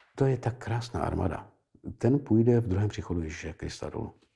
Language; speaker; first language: Czech; native; Czech